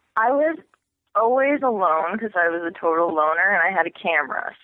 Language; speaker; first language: English; native; English